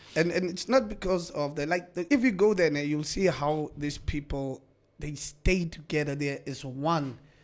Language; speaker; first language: English; non-native, local second language; Afrikaans